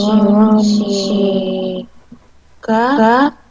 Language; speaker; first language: Korean; non-native, learner; Indonesian